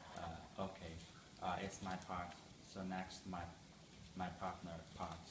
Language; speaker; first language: English; non-native, learner; Chinese